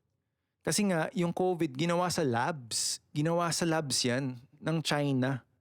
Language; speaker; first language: Filipino; native; Filipino